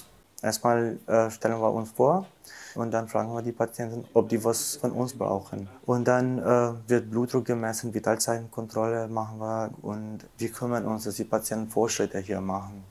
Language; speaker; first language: German; non-native, fluent; Albanian